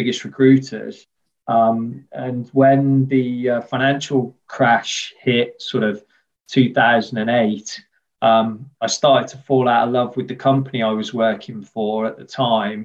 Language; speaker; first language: English; native; English